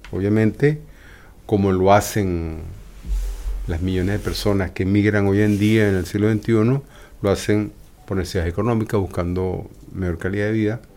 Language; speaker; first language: Spanish; native; Spanish